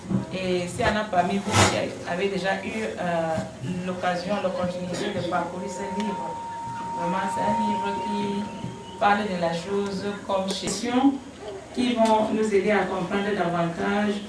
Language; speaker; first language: French; non-native, local second language; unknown